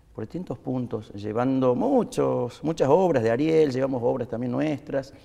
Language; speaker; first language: Spanish; native; Spanish